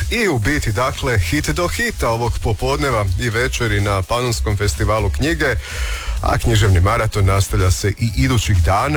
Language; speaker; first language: Serbian; native; Serbian